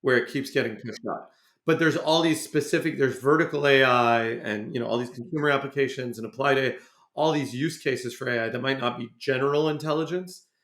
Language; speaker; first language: English; native; English